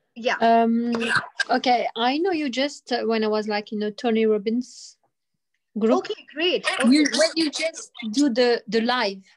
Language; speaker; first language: English; early bilingual, other home language; Arabic